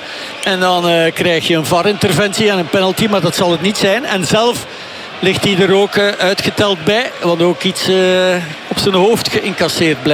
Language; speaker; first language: Dutch; native; Dutch